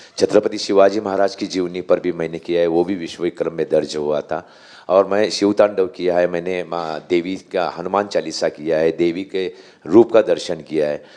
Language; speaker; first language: Hindi; non-native, local second language; Marathi